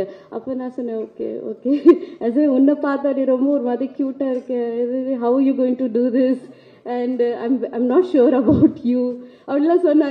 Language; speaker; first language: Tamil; non-native, learner; Marathi